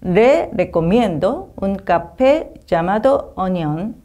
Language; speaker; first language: Spanish; non-native, learner; Korean